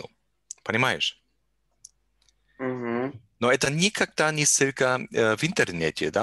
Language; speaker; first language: Russian; non-native, learner; German